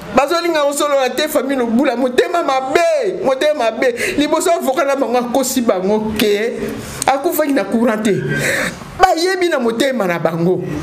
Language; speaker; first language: Lingala; native; Lingala